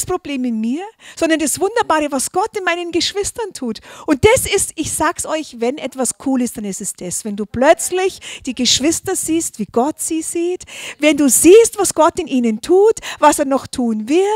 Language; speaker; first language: German; native; German